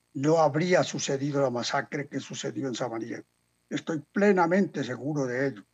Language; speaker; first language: Spanish; native; Spanish